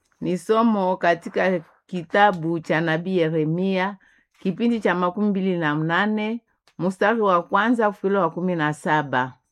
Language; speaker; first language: Swahili; non-native, local second language; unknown